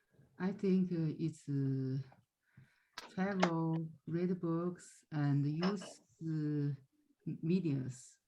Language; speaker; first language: English; non-native, learner; Chinese